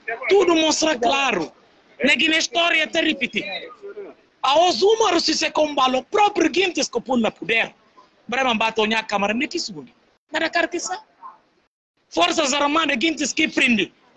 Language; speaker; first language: Portuguese; non-native, local second language; Upper Guinea Crioulo